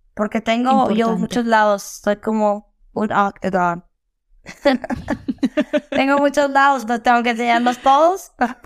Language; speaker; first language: Spanish; early bilingual, heritage; Spanish